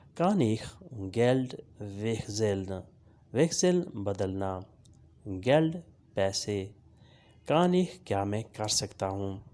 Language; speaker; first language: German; non-native, fluent; Urdu